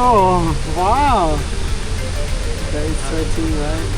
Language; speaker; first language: English; non-native, learner; Lao